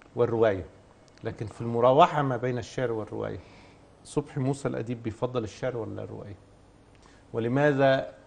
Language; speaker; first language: Arabic; native; Arabic